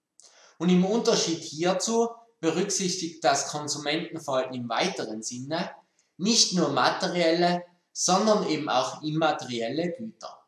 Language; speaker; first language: German; native; German